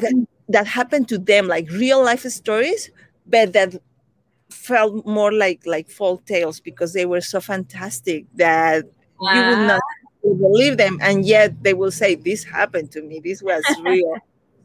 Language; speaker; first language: English; non-native, fluent; Spanish